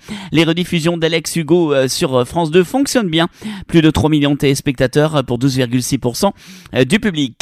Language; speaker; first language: French; native; French